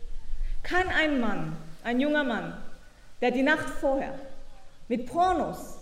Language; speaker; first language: German; native; German